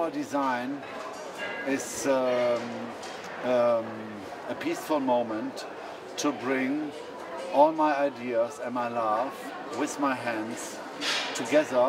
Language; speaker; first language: English; non-native, fluent; German